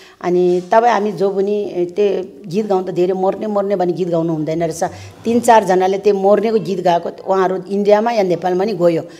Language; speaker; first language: Nepali; non-native, local second language; Eastern Tamang